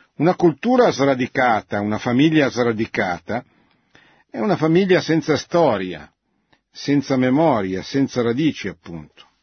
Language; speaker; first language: Italian; native; Italian